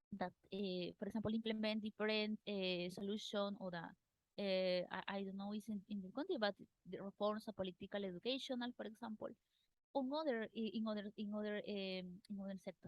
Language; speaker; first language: English; non-native, learner; Spanish